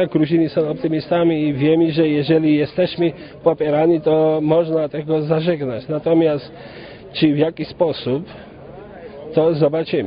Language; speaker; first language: Polish; non-native, fluent; Georgian